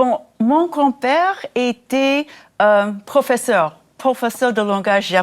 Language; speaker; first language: French; non-native, fluent; English